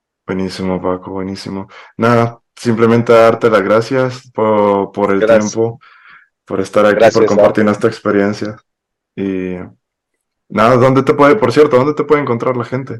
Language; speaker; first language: Spanish; native; Spanish